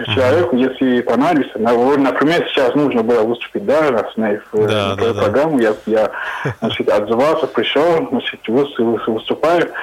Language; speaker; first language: Russian; non-native, fluent; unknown